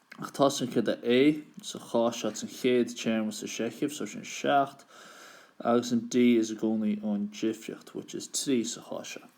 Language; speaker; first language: Irish; native; Irish